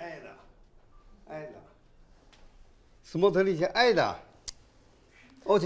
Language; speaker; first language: Russian; non-native, learner; Chinese